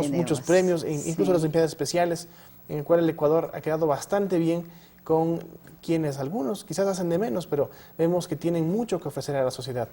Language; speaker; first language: Spanish; native; Spanish